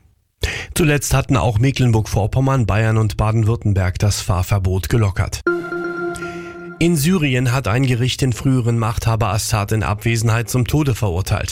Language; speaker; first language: German; native; German